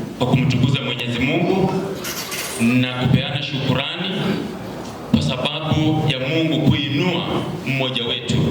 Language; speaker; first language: Swahili; native; Swahili